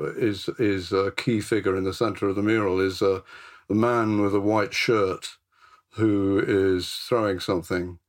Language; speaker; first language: English; native; English